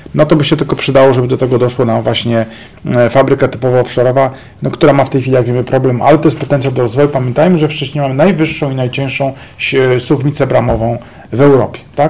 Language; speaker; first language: Polish; native; Polish